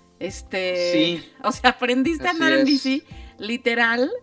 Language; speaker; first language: Spanish; native; Spanish